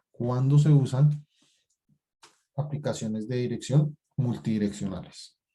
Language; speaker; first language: Spanish; native; Spanish